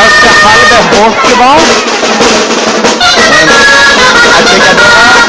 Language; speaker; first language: German; non-native, fluent; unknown